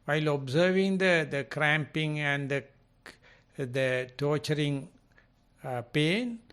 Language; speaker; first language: English; non-native, local second language; Sinhala